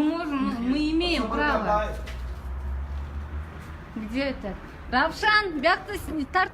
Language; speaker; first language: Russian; non-native, local second language; Kyrgyz